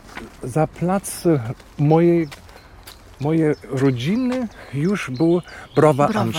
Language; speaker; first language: Polish; non-native, fluent; German